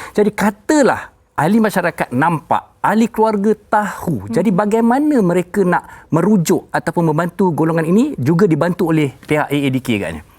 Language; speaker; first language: Malay; native; Malay